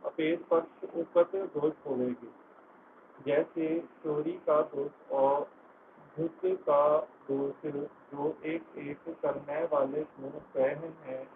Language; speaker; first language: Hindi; non-native, local second language; Punjabi